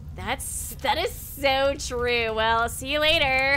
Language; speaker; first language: English; native; English